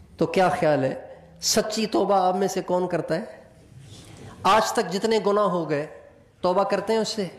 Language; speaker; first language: Urdu; non-native, local second language; Sindhi